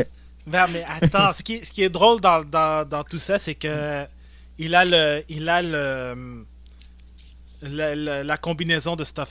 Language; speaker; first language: French; native; French